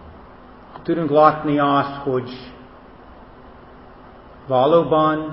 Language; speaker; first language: Hungarian; non-native, fluent; English